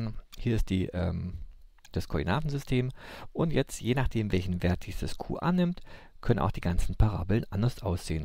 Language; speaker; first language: German; native; German